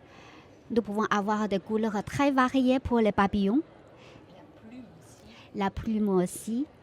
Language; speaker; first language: French; non-native, fluent; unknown